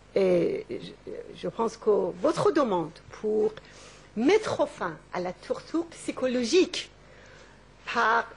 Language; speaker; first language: French; non-native, learner; Persian